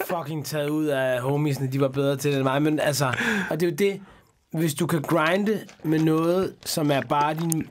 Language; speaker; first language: Danish; early bilingual, other home language; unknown